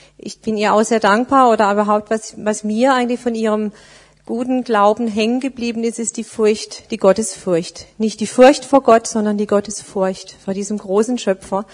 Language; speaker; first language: German; native; German